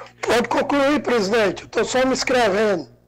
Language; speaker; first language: Portuguese; native; Portuguese